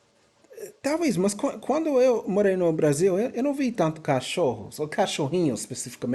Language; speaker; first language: Portuguese; non-native, fluent; English